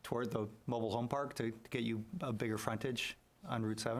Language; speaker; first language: English; native; English